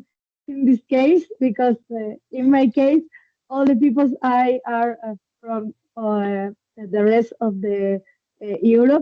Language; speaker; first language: English; non-native, learner; Spanish